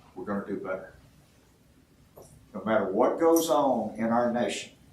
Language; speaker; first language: English; native; English